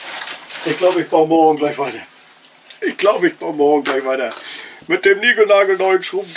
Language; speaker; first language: German; native; German